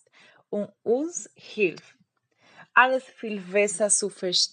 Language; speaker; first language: German; non-native, learner; Spanish